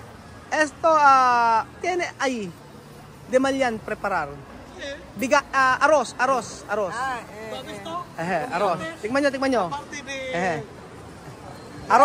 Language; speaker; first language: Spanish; non-native, learner; Filipino